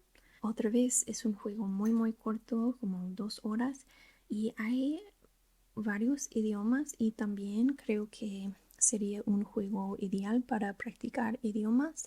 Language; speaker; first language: Spanish; non-native, learner; English